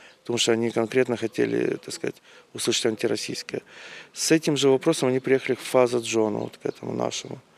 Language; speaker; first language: Russian; native; Russian